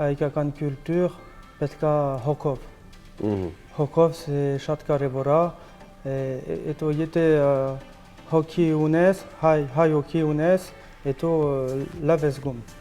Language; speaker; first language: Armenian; non-native, learner; French